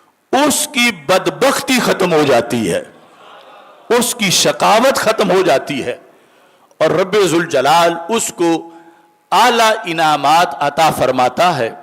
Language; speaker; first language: Urdu; native; Urdu